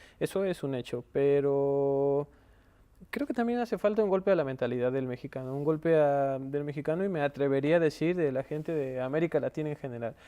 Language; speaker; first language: Spanish; native; Spanish